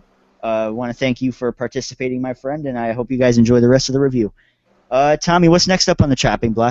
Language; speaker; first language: English; native; English